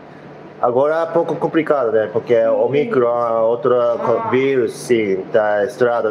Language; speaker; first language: Portuguese; non-native, learner; Japanese